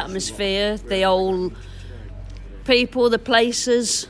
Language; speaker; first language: English; native; English